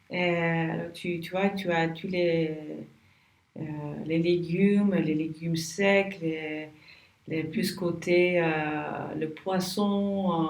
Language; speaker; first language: French; non-native, learner; English